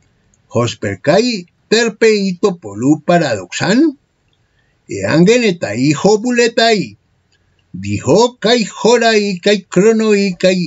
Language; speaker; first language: Greek; non-native, fluent; Spanish